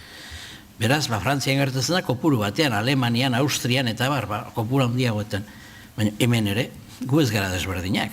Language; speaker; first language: Basque; native; Basque